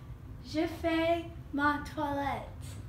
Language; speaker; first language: French; non-native, learner; English